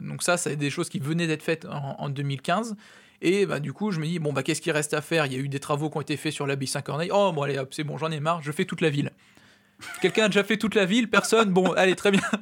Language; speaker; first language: French; native; French